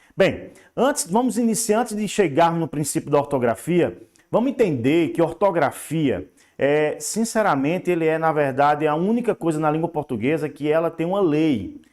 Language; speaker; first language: Portuguese; native; Portuguese